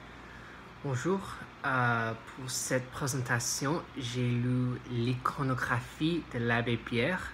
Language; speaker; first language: French; non-native, learner; English